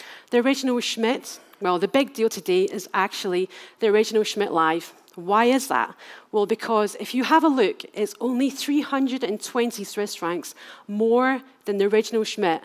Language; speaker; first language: English; native; English